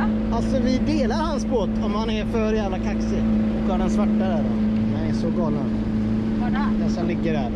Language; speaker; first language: Swedish; native; Swedish